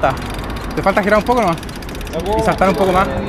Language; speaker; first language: Spanish; native; Spanish